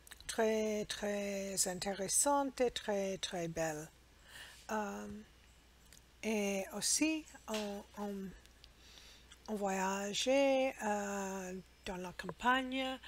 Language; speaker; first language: French; non-native, learner; English